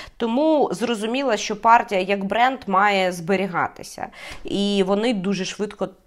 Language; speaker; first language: Ukrainian; native; Ukrainian